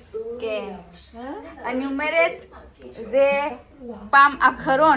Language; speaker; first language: Hebrew; non-native, learner; Gujarati